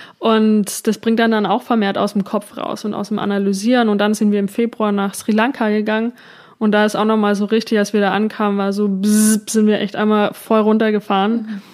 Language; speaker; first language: German; native; German